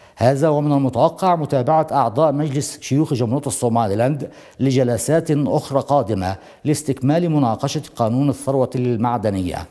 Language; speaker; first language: Arabic; non-native, local second language; Somali